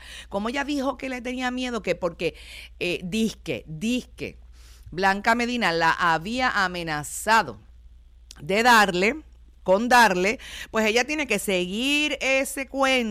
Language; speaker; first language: Spanish; native; Spanish